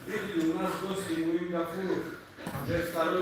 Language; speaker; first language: Russian; native; Russian